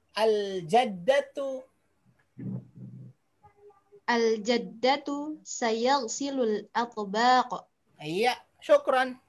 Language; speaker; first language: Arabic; non-native, fluent; Indonesian